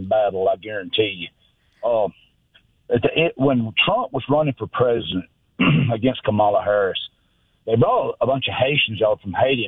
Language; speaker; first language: English; native; English